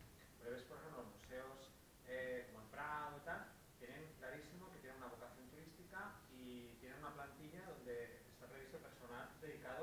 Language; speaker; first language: Spanish; native; Spanish